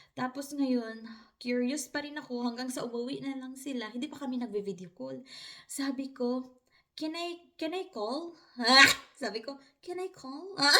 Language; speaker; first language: Filipino; non-native, local second language; Hiligaynon